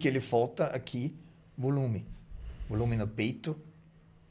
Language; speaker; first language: Portuguese; non-native, fluent; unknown